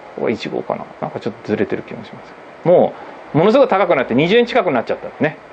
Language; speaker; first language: Japanese; native; Japanese